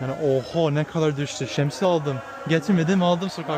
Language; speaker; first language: Turkish; early bilingual, heritage; English